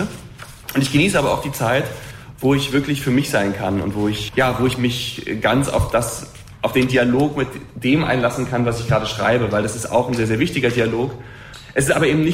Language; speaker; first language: German; native; German